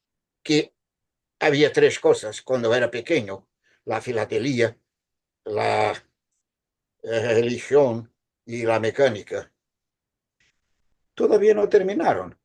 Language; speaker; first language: Spanish; non-native, fluent; Portuguese